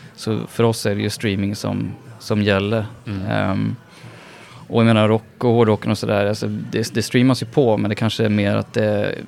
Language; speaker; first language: Swedish; native; Swedish